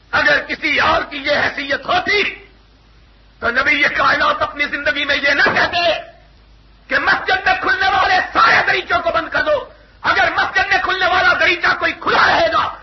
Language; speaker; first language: Urdu; non-native, local second language; Punjabi